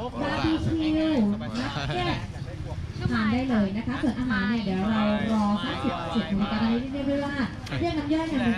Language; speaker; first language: Thai; native; Thai